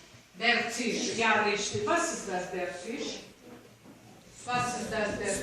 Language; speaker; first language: German; non-native, fluent; Russian